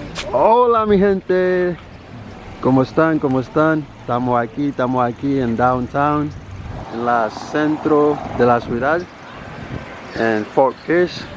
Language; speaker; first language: Spanish; non-native, learner; Haitian Creole